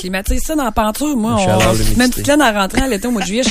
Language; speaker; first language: French; native; French